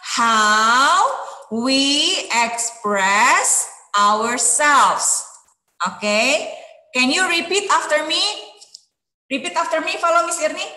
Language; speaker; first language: English; non-native, fluent; Indonesian